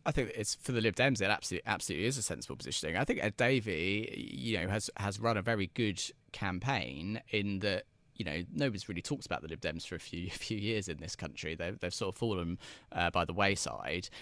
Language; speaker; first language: English; native; English